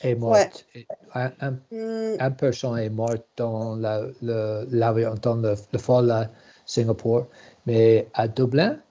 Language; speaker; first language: French; non-native, learner; English